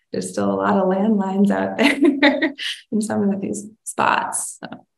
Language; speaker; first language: English; native; English